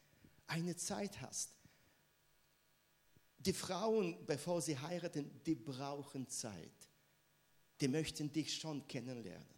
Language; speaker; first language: German; non-native, fluent; Russian